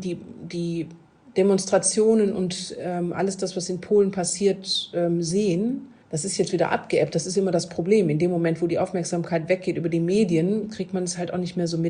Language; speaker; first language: German; native; German